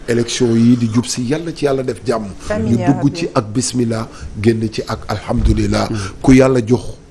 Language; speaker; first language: Wolof; native; Wolof